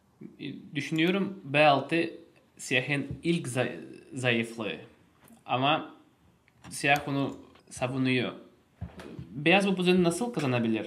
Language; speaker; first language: Turkish; non-native, fluent; Russian